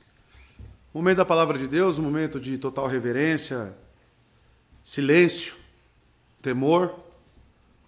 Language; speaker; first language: Portuguese; native; Portuguese